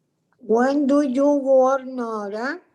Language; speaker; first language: English; non-native, learner; Spanish